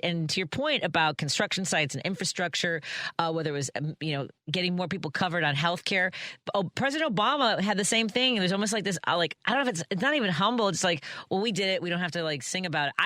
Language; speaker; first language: English; native; English